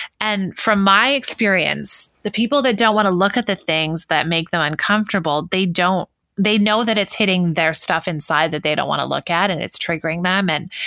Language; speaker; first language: English; native; English